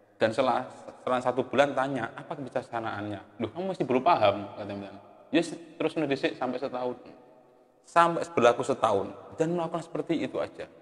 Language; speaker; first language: Indonesian; non-native, local second language; Javanese